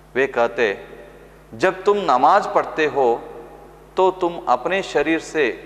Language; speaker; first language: Hindi; non-native, local second language; Kannada